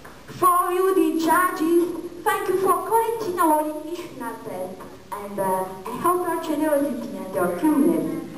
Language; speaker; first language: English; non-native, learner; Malagasy